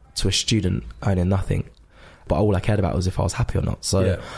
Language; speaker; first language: English; native; English